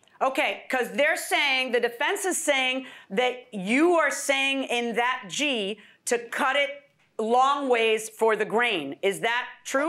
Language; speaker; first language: English; early bilingual, other home language; Spanish